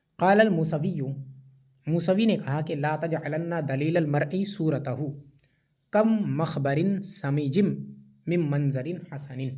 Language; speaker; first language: Urdu; native; Urdu